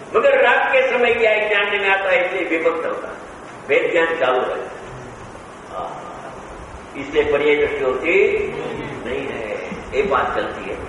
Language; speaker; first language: Hindi; non-native, local second language; Gujarati